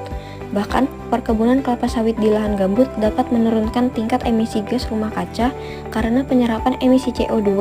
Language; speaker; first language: Indonesian; native; Indonesian